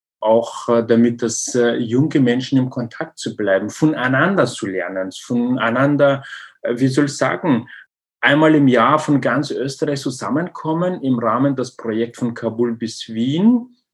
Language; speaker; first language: German; non-native, learner; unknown